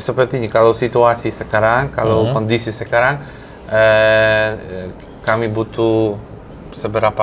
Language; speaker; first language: Indonesian; non-native, fluent; Polish